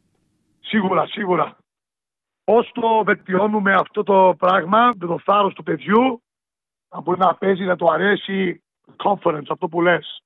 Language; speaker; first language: Greek; early bilingual, heritage; Greek